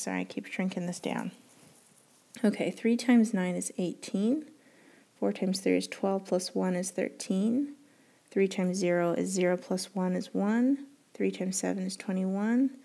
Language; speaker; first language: English; native; English